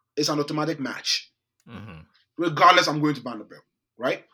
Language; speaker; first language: English; non-native, local second language; Akan